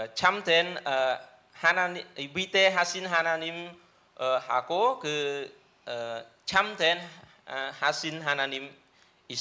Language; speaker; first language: Korean; non-native, learner; Khmer